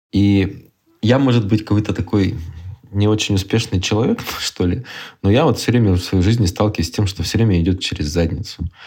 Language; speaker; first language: Russian; native; Russian